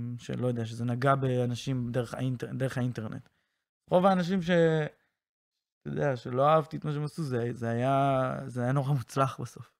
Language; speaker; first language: Hebrew; native; Hebrew